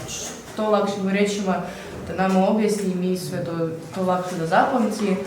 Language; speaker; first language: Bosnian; non-native, learner; Russian